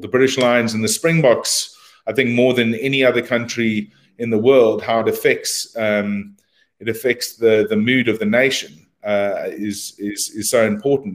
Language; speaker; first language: English; native; English